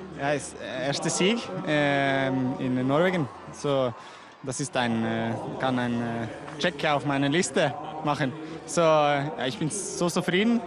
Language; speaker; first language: German; non-native, learner; Norwegian